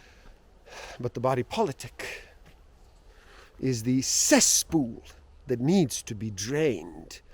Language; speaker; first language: English; native; English